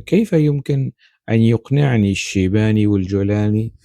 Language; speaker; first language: Arabic; non-native, local second language; Kurdish